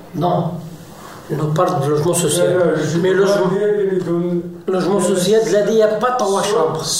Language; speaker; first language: French; non-native, learner; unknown